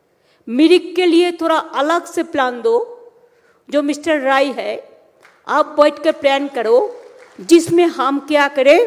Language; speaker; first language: Hindi; non-native, local second language; Bangla